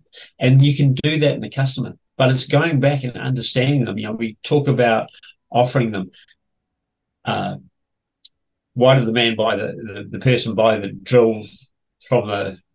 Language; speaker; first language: English; native; English